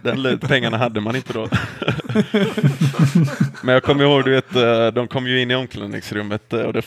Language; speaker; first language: Swedish; native; Swedish